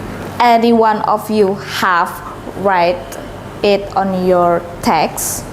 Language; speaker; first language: English; non-native, learner; Indonesian